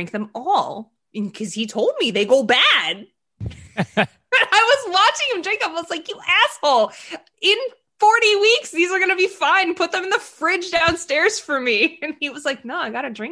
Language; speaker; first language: English; early bilingual, other home language; Russian